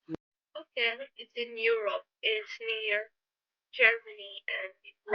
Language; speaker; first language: English; non-native, learner; Czech